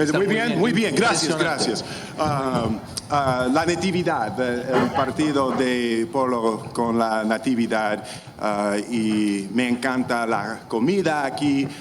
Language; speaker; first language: Spanish; non-native, learner; English